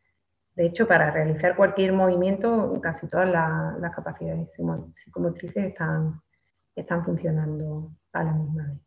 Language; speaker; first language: Spanish; native; Spanish